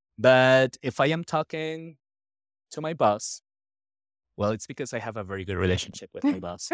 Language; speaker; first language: English; non-native, fluent; Spanish